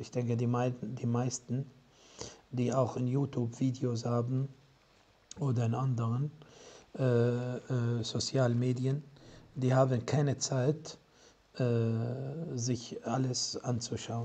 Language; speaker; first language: German; non-native, fluent; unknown